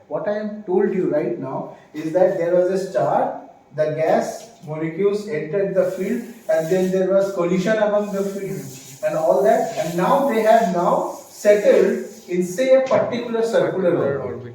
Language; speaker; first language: English; non-native, local second language; Bangla